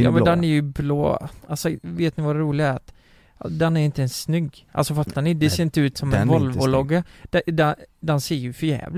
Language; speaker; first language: Swedish; native; Swedish